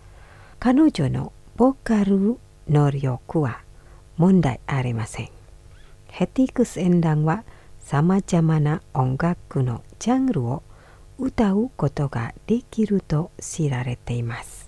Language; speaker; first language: Japanese; non-native, fluent; Indonesian